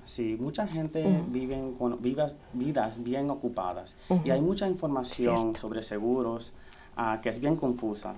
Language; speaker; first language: Spanish; early bilingual, heritage; Spanish